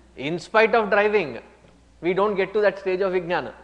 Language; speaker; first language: English; non-native, local second language; Hindi